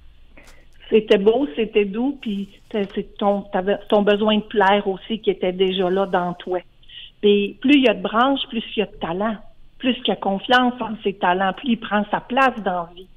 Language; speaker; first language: French; native; French